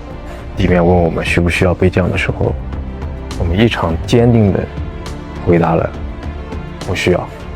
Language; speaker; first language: Chinese; native; Chinese